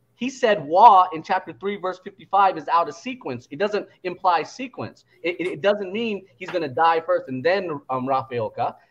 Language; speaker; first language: English; native; English